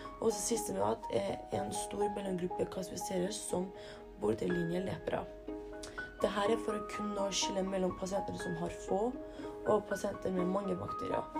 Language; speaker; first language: Norwegian; early bilingual, other home language; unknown